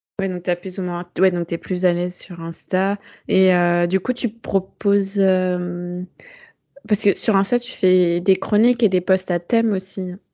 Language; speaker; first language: French; native; French